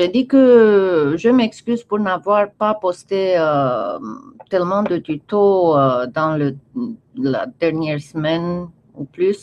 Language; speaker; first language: French; non-native, fluent; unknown